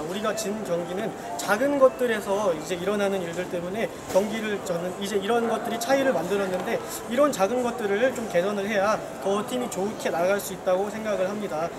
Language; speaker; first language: Korean; native; Korean